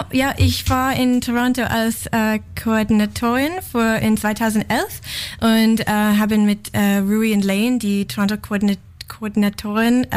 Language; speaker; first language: German; non-native, learner; English